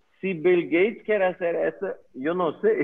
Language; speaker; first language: Spanish; non-native, learner; Dutch